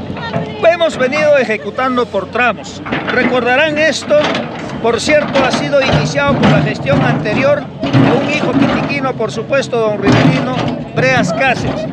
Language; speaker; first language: Spanish; native; Spanish